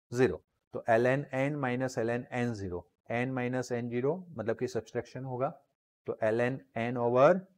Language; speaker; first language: Hindi; non-native, local second language; Gujarati